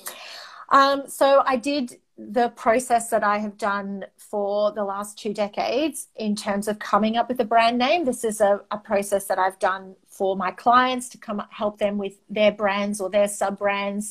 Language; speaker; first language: English; non-native, local second language; Greek